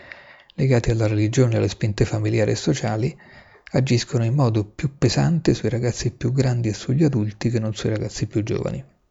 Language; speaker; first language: Italian; native; Italian